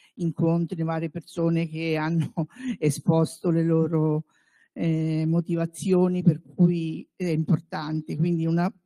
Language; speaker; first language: Italian; native; Italian